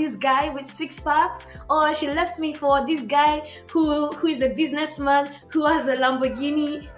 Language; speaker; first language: English; non-native, local second language; Yoruba